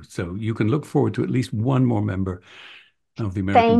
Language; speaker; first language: English; native; English